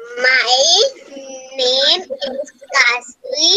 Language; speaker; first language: English; non-native, learner; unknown